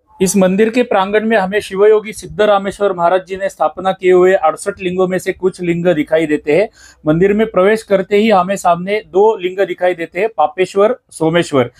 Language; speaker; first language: Hindi; non-native, local second language; Marathi